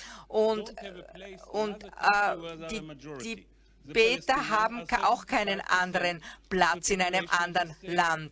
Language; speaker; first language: German; non-native, fluent; Hebrew